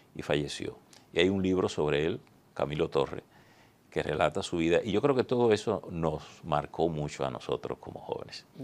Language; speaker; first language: Spanish; native; Spanish